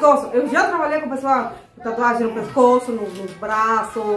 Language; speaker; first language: Portuguese; non-native, fluent; Spanish